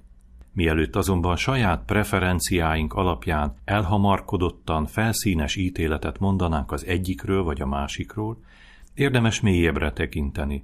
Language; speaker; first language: Hungarian; native; Hungarian